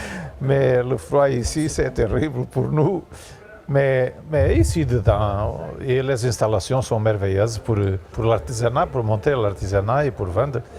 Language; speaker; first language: French; non-native, learner; Portuguese